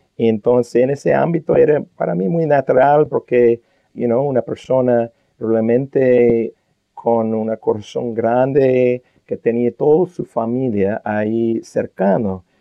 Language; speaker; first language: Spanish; non-native, fluent; English